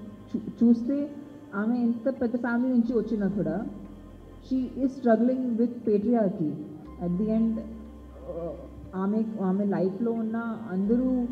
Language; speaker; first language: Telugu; non-native, fluent; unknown